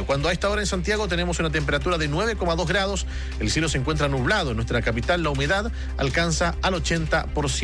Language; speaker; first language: Spanish; native; Spanish